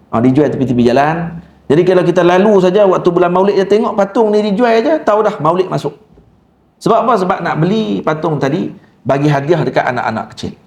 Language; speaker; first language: Malay; native; Malay